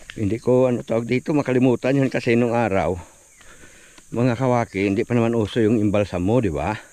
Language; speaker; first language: Filipino; non-native, local second language; Hiligaynon